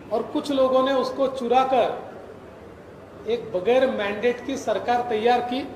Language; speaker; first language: Hindi; non-native, local second language; Marathi